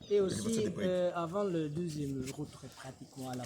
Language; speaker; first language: French; non-native, fluent; Japanese